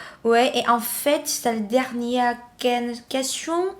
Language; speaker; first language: French; non-native, learner; Vietnamese